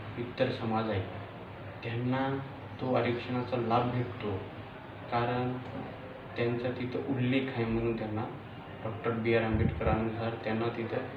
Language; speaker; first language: Marathi; non-native, local second language; Lambadi